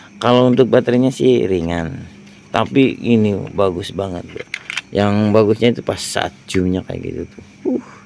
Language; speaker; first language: Indonesian; non-native, local second language; Sundanese